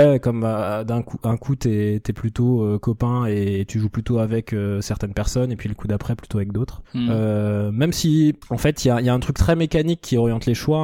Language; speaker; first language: French; native; French